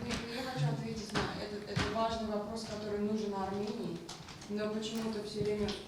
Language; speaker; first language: Russian; early bilingual, heritage; English